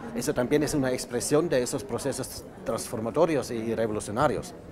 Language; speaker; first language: Spanish; non-native, fluent; German